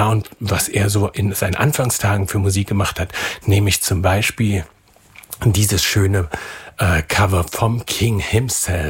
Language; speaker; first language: German; native; German